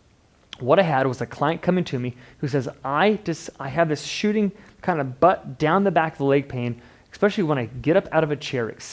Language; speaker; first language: English; native; English